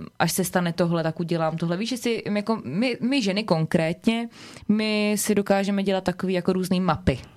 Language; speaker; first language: Czech; native; Czech